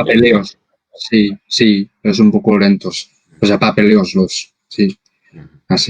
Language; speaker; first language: Spanish; non-native, fluent; Korean